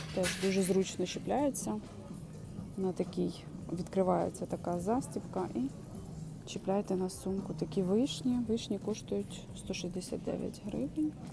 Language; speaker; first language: Ukrainian; non-native, local second language; Russian